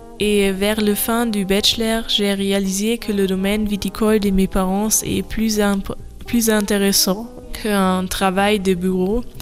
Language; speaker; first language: French; non-native, learner; German